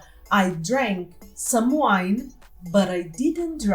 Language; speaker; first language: English; non-native, fluent; Portuguese